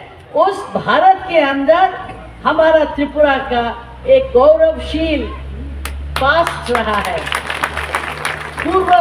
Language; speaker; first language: Hindi; non-native, local second language; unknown